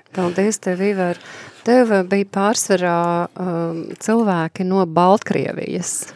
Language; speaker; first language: Latvian; native; Latvian